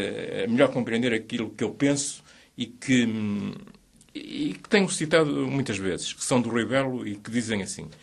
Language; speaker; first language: Portuguese; native; Portuguese